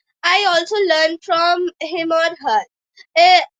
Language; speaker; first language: English; non-native, local second language; Hindi